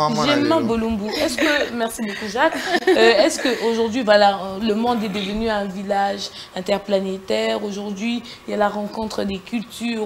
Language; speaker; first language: French; non-native, local second language; Lingala